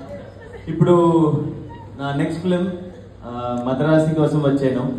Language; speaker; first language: Telugu; non-native, learner; Tamil